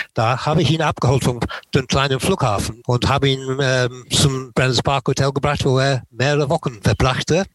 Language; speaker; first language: German; non-native, fluent; English